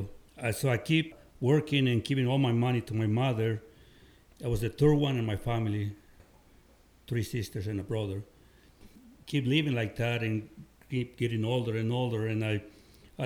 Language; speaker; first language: English; non-native, fluent; Spanish